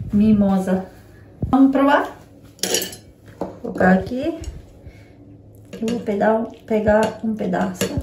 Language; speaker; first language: Portuguese; non-native, learner; Ukrainian